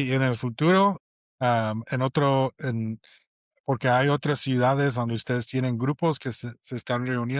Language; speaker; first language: Spanish; non-native, fluent; English